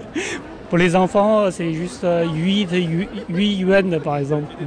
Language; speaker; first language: French; non-native, fluent; Chinese